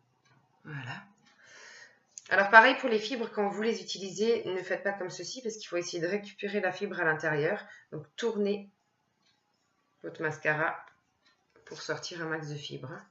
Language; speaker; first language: French; native; French